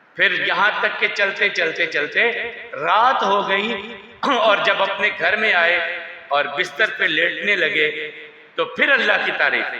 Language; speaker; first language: Urdu; non-native, local second language; Punjabi